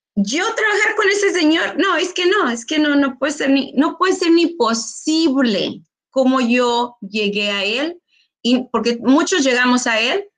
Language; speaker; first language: Spanish; early bilingual, heritage; Spanish